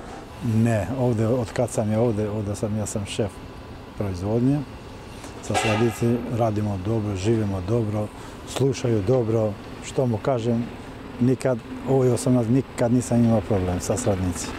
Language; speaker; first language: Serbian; non-native, local second language; Albanian